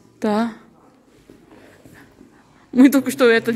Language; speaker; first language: Russian; non-native, learner; English